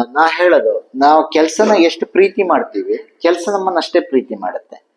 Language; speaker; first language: Kannada; native; Kannada